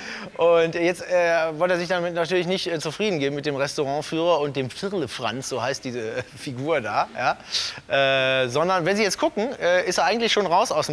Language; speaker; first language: German; native; German